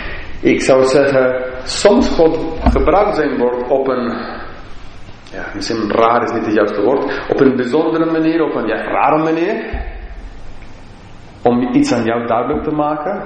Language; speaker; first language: Dutch; non-native, fluent; English